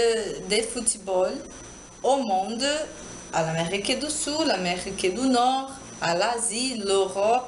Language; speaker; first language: French; non-native, learner; Portuguese